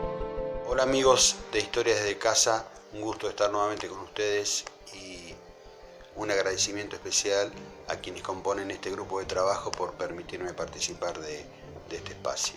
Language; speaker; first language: Spanish; native; Spanish